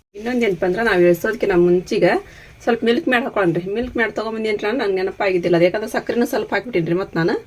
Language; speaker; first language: Kannada; native; Kannada